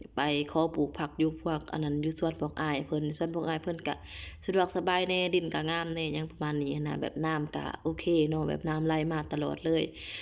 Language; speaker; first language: Lao; non-native, local second language; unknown